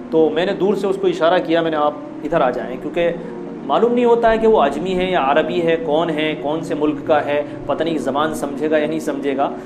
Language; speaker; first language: Urdu; native; Urdu